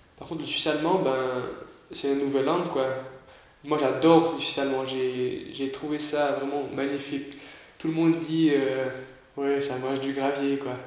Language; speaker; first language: French; native; French